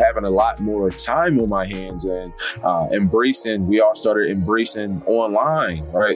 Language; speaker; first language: English; native; English